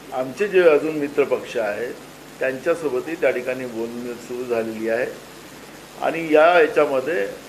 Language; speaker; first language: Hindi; non-native, local second language; Marathi